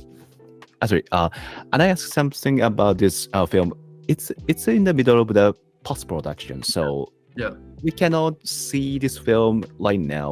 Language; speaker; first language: English; non-native, learner; Japanese